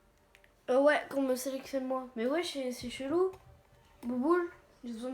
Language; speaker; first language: French; native; French